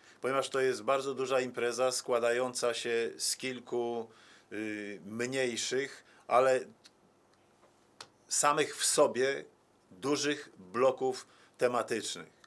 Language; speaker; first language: Polish; native; Polish